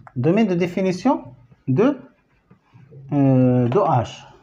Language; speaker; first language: French; non-native, local second language; Arabic